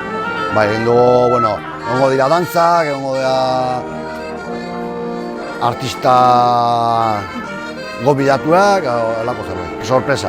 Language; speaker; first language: Basque; non-native, local second language; Spanish